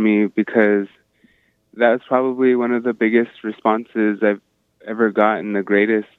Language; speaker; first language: English; native; English